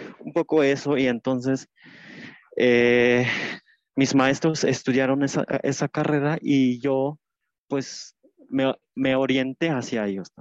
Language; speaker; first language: Spanish; non-native, local second language; Tzeltal